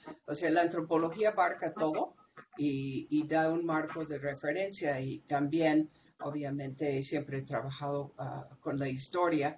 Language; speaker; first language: Spanish; non-native, fluent; English